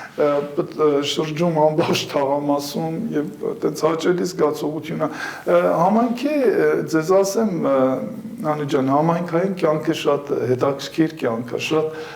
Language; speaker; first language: Armenian; early bilingual, heritage; Armenian